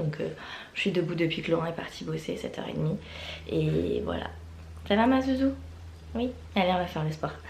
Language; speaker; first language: French; native; French